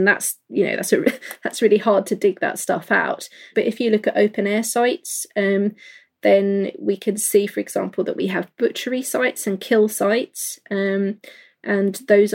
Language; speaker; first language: English; native; English